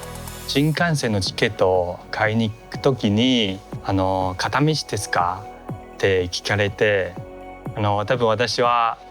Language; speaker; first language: Japanese; non-native, fluent; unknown